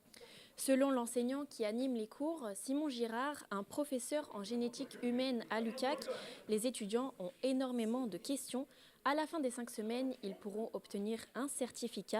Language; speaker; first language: French; native; French